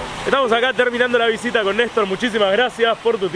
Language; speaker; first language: Spanish; native; Spanish